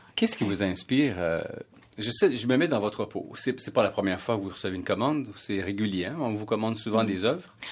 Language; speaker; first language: French; native; French